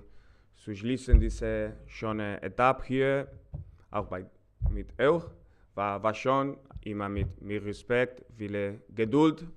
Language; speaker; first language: German; non-native, learner; Spanish